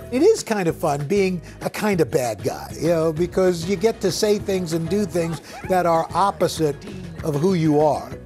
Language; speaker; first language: English; native; English